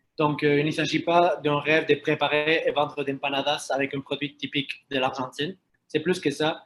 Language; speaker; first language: French; non-native, fluent; Spanish